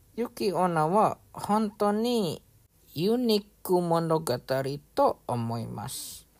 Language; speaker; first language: Japanese; non-native, learner; Indonesian